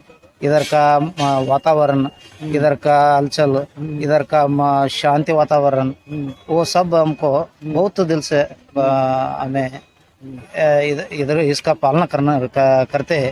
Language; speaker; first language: Hindi; non-native, local second language; Kannada